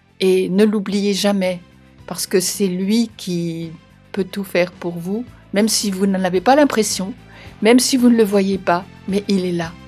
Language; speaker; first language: French; native; French